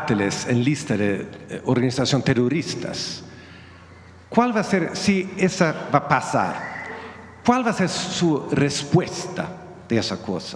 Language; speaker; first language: Spanish; non-native, fluent; Swedish